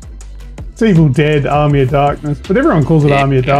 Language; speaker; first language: English; native; English